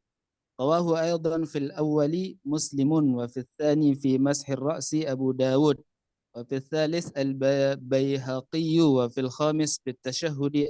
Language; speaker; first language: Arabic; non-native, fluent; Indonesian